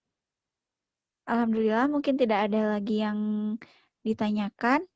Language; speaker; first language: Indonesian; native; Indonesian